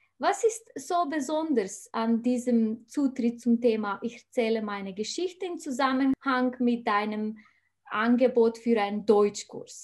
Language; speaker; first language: German; non-native, fluent; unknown